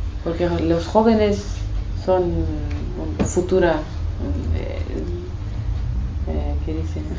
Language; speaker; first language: Spanish; non-native, learner; Kurdish